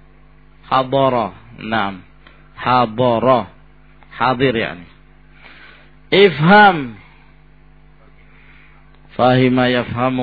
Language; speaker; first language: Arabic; non-native, fluent; Indonesian